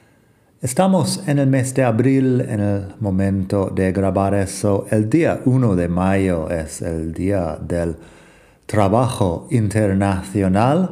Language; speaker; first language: Spanish; non-native, fluent; English